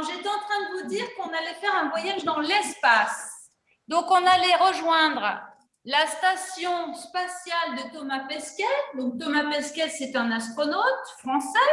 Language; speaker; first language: French; native; French